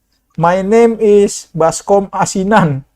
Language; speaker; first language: English; non-native, learner; Indonesian